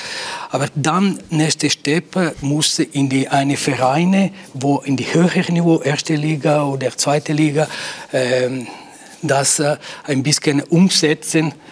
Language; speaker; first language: German; non-native, local second language; Italian